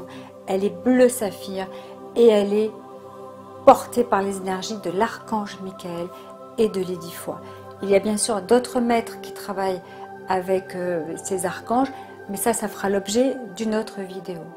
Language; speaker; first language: French; native; French